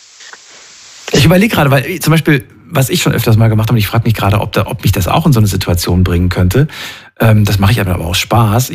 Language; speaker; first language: German; native; German